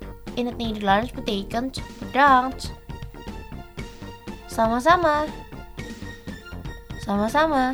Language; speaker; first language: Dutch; non-native, fluent; Indonesian